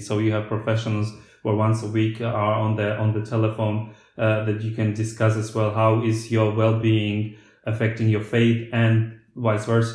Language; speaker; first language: English; non-native, fluent; Slovak